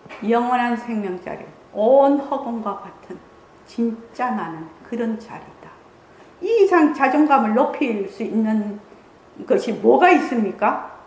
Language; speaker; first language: Korean; native; Korean